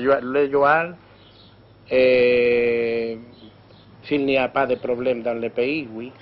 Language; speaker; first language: French; non-native, learner; Spanish